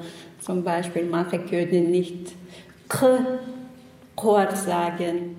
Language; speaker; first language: German; non-native, learner; Chechen